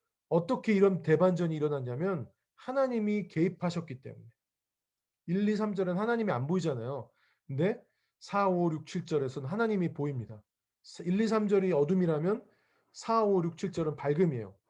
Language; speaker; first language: Korean; native; Korean